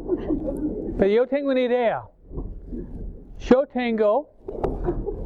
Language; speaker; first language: Spanish; non-native, fluent; English